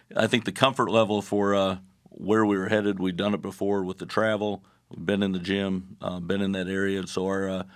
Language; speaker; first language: English; native; English